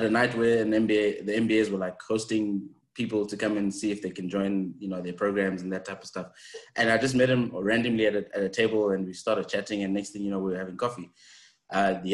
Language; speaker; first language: English; non-native, local second language; Shona